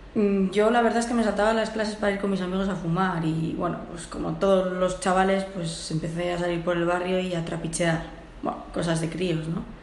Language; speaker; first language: Spanish; early bilingual, heritage; Spanish